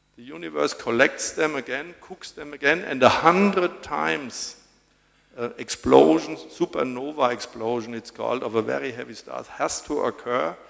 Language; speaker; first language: English; non-native, fluent; German